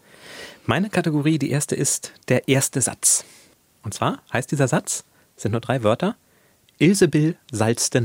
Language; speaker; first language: German; native; German